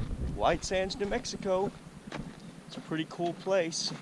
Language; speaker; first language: English; native; English